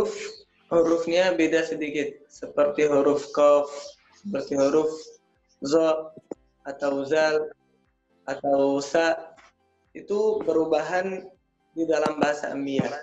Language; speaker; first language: Indonesian; non-native, learner; Arabic